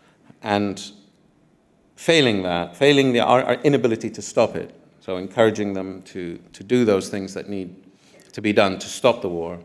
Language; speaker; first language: English; non-native, fluent; Arabic